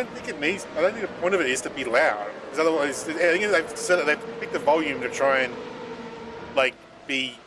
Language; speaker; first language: English; native; English